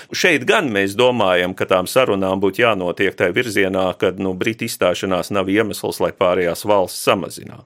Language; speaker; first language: Latvian; native; Latvian